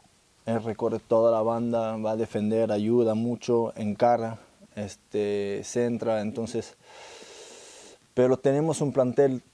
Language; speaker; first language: Spanish; non-native, fluent; French